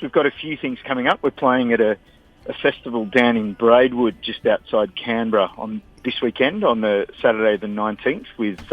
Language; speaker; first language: English; native; English